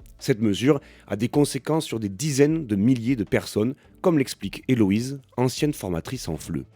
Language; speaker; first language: French; native; French